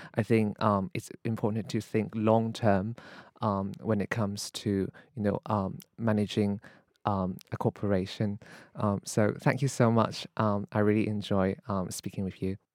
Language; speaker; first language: English; non-native, local second language; Cantonese